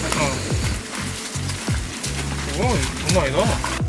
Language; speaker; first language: Korean; native; Korean